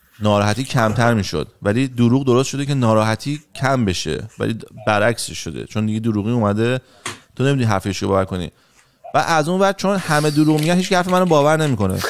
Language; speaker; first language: Persian; native; Persian